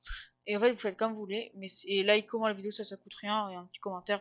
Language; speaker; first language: French; native; French